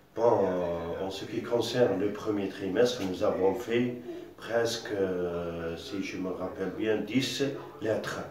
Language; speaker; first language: French; non-native, local second language; Arabic